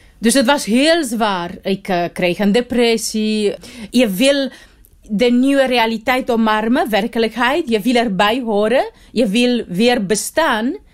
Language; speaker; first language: Dutch; non-native, fluent; Romanian